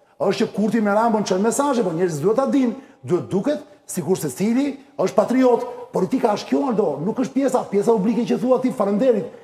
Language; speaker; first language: Albanian; native; Albanian